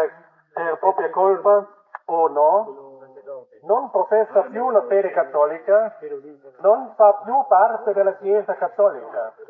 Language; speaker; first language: Italian; non-native, fluent; German